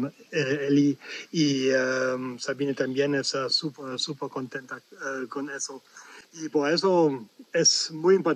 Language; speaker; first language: Spanish; non-native, learner; German